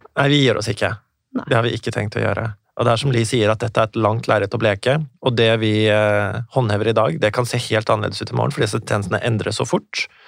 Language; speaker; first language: Norwegian; native; Norwegian